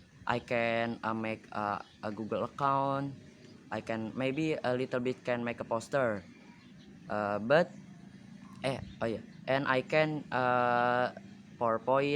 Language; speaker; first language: English; non-native, learner; Indonesian